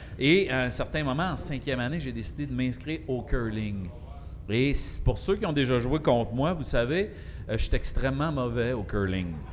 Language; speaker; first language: French; native; French